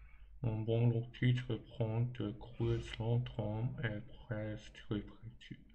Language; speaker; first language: French; non-native, learner; English